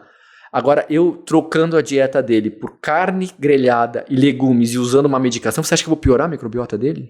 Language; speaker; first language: Portuguese; native; Portuguese